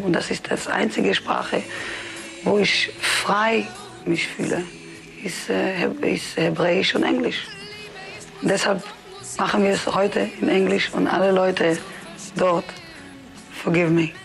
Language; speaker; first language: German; non-native, fluent; Hebrew